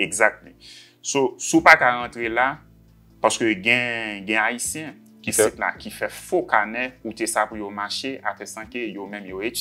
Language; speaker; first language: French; non-native, local second language; Haitian Creole